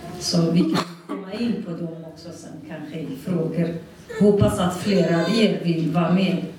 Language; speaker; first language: Swedish; non-native, fluent; Central Kurdish